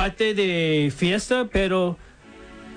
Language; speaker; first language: Spanish; non-native, learner; English